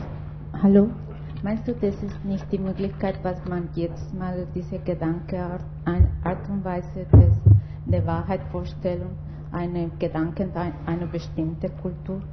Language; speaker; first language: German; non-native, fluent; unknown